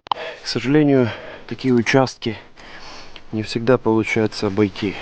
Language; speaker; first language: Russian; native; Russian